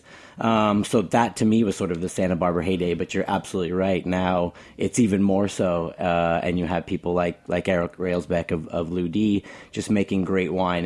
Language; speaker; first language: English; native; English